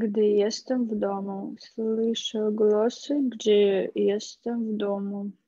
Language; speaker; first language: Polish; non-native, learner; Russian